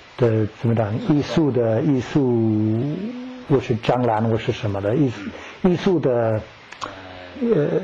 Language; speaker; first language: Chinese; non-native, learner; English